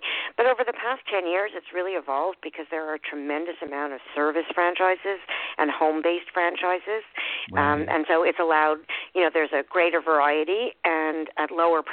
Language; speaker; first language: English; native; English